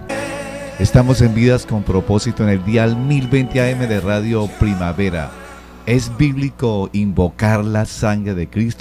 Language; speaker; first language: Spanish; native; Spanish